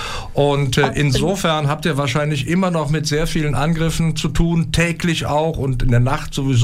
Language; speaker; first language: German; native; German